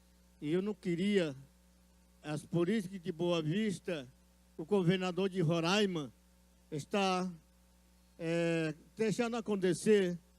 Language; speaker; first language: Portuguese; non-native, local second language; Yanomámi